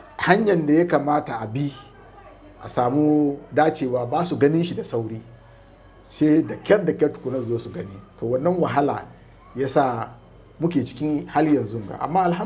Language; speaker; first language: Hausa; non-native, local second language; Fula